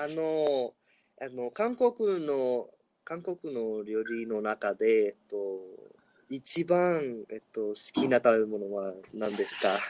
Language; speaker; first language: Japanese; non-native, learner; Spanish